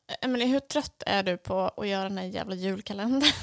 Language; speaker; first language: Swedish; native; Swedish